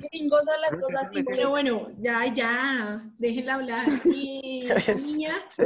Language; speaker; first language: Spanish; native; Spanish